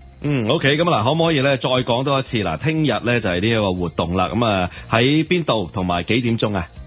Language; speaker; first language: Cantonese; native; Cantonese